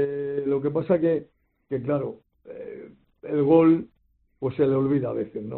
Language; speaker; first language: Spanish; native; Spanish